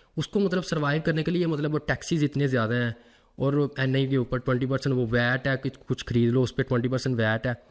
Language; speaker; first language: Urdu; non-native, local second language; Punjabi